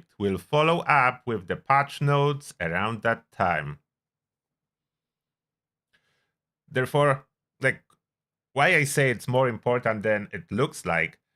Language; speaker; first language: English; non-native, fluent; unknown